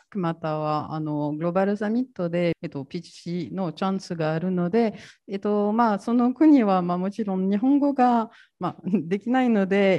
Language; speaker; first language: Japanese; non-native, fluent; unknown